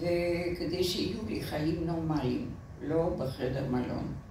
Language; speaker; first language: Hebrew; non-native, fluent; French